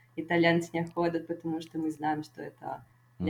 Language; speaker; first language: Russian; non-native, fluent; Italian